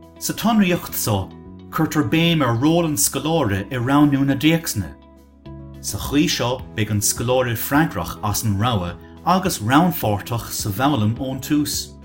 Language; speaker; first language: Irish; native; Irish